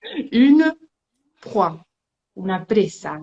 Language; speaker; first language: French; native; French